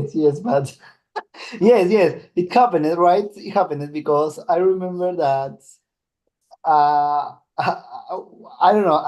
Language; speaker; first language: English; non-native, learner; Spanish